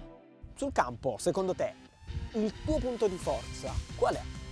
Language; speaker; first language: Italian; native; Italian